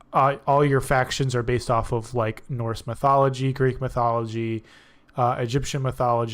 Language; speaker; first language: English; native; English